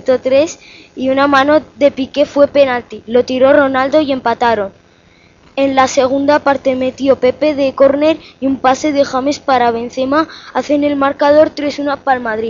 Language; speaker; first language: Spanish; native; Spanish